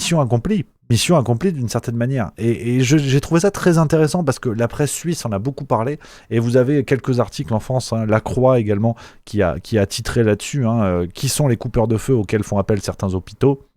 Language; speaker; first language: French; native; French